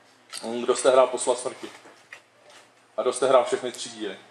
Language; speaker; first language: Czech; native; Czech